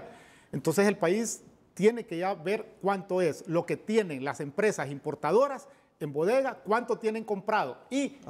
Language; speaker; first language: Spanish; native; Spanish